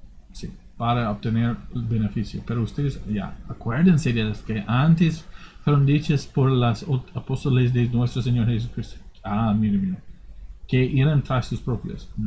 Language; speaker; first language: Spanish; non-native, fluent; English